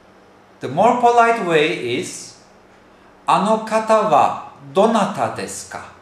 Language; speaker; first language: Japanese; non-native, fluent; Turkish